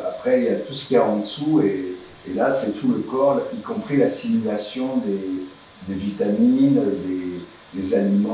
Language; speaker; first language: French; native; French